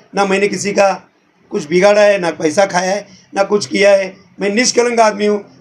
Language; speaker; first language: Hindi; non-native, local second language; Marathi